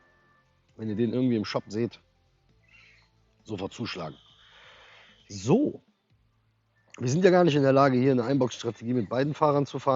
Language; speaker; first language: German; native; German